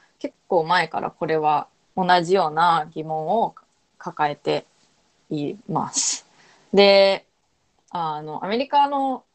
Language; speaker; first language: Japanese; native; Japanese